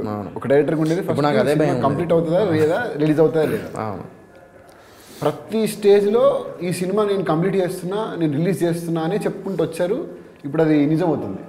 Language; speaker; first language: Telugu; native; Telugu